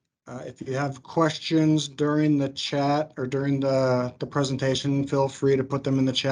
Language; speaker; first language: English; native; English